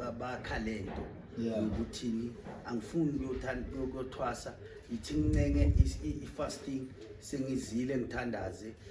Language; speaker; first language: Zulu; native; Zulu